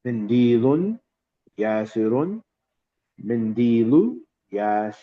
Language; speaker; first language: Arabic; non-native, learner; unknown